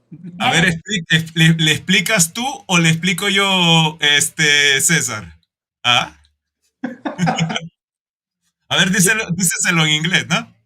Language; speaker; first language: Spanish; native; Spanish